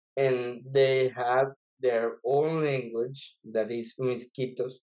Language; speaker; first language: English; non-native, fluent; Spanish